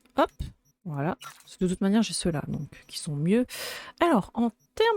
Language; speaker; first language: French; native; French